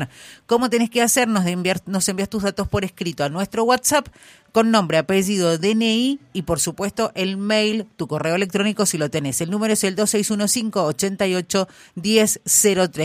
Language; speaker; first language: Spanish; native; Spanish